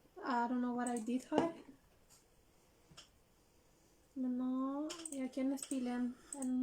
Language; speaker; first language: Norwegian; non-native, learner; Spanish